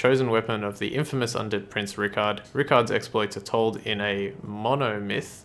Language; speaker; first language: English; native; English